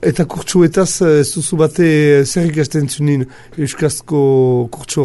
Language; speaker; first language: Basque; native; Basque